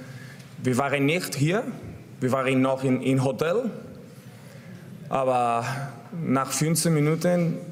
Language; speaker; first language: German; non-native, learner; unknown